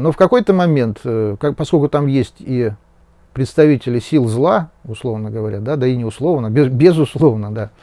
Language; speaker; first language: Russian; native; Russian